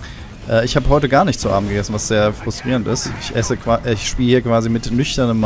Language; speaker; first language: German; native; German